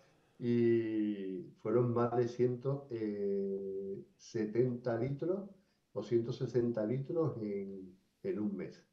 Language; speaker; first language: Spanish; native; Spanish